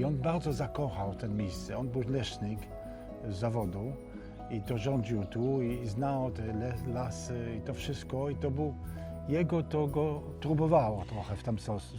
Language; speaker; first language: Polish; early bilingual, heritage; Polish